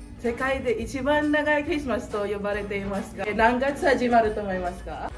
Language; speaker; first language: Japanese; non-native, fluent; Filipino